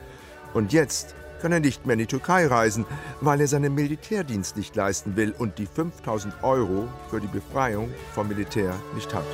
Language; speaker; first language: German; native; German